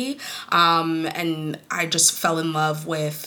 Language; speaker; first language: English; native; English